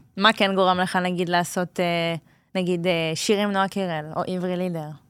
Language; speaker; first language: Hebrew; early bilingual, other home language; Russian